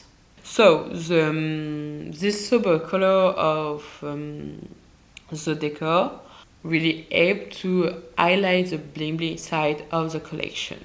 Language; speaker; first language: English; non-native, learner; French